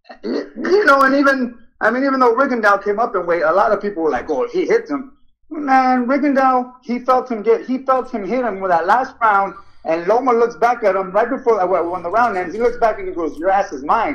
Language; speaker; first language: English; early bilingual, other home language; Spanish